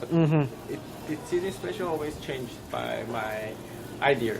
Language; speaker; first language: English; non-native, fluent; Korean